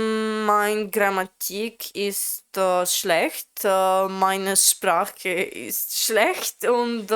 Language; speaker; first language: German; non-native, learner; Latvian